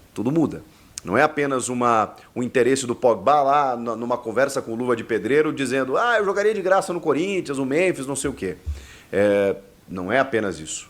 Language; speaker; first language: Portuguese; native; Portuguese